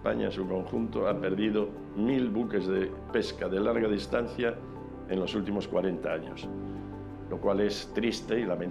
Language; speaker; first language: Spanish; native; Spanish